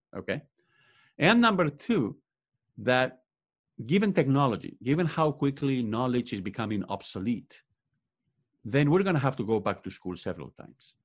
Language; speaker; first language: English; non-native, fluent; Spanish